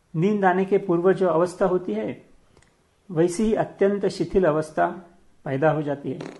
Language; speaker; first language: Hindi; non-native, local second language; Marathi